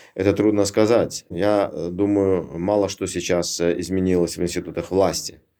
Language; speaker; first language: Russian; non-native, local second language; Uzbek